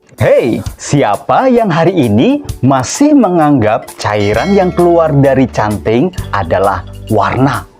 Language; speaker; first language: Indonesian; native; Indonesian